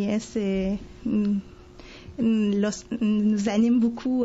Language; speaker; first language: Spanish; non-native, learner; French